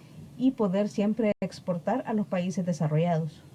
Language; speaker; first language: Spanish; native; Spanish